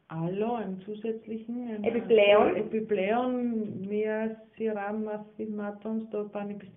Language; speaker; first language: Greek; non-native, learner; German